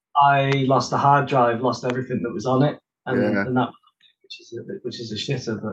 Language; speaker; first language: English; native; English